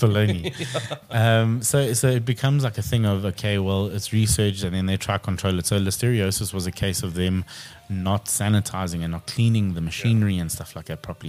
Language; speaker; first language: English; native; English